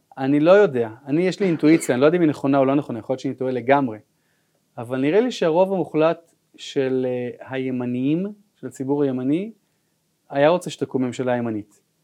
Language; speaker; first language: Hebrew; native; Hebrew